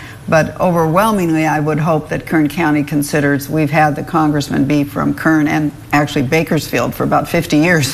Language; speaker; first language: English; native; English